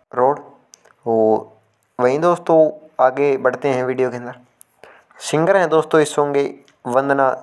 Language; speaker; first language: Hindi; native; Hindi